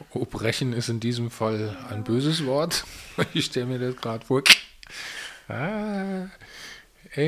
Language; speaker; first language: German; native; German